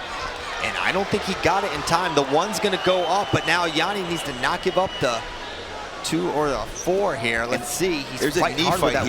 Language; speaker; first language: English; native; English